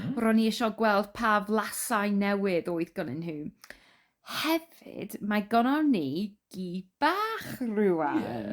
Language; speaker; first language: Welsh; non-native, fluent; English